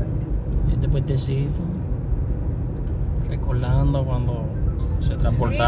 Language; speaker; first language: Spanish; native; Spanish